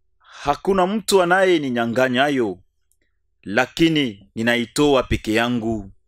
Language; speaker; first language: Swahili; native; Swahili